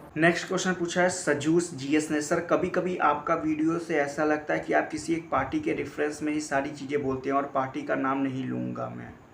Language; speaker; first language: Hindi; native; Hindi